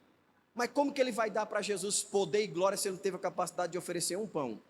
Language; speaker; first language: Portuguese; native; Portuguese